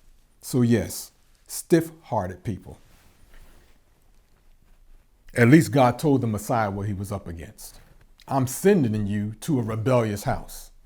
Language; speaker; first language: English; native; English